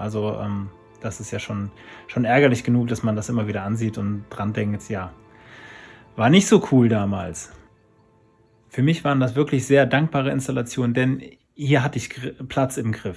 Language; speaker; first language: German; native; German